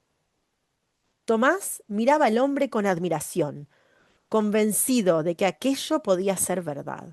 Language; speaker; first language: Spanish; native; Spanish